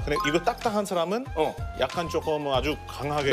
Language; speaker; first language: Korean; non-native, fluent; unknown